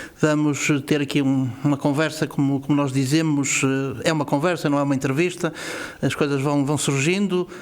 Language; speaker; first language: Portuguese; native; Portuguese